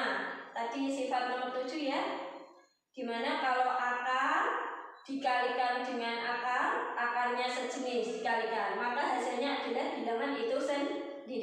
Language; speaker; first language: Indonesian; native; Indonesian